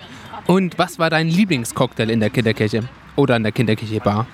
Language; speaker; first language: German; native; German